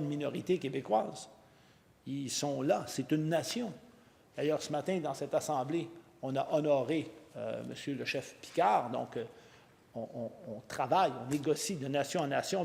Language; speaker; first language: French; native; French